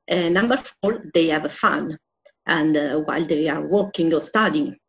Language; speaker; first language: English; non-native, fluent; Italian